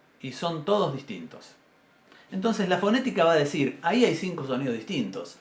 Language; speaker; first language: Spanish; native; Spanish